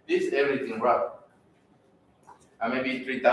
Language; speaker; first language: English; non-native, learner; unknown